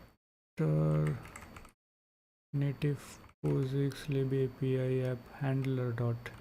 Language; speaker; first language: English; non-native, local second language; Hindi